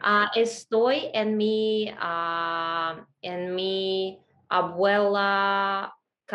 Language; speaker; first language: Spanish; non-native, learner; Russian